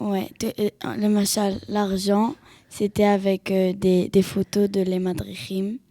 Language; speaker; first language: French; early bilingual, heritage; French